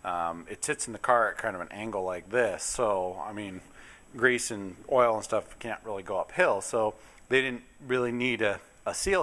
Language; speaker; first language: English; native; English